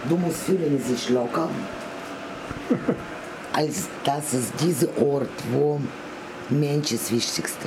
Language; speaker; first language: German; non-native, learner; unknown